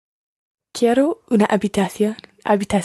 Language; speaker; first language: Spanish; non-native, learner; English